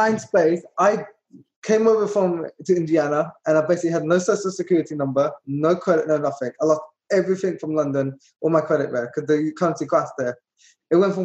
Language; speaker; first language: English; native; English